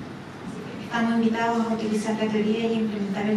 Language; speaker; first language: Spanish; native; Spanish